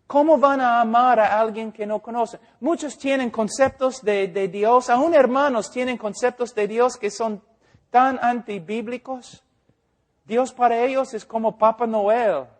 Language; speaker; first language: Spanish; non-native, fluent; English